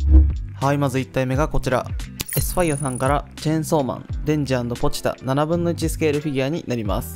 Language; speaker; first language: Japanese; native; Japanese